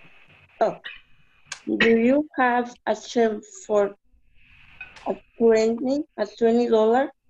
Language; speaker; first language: English; non-native, learner; Spanish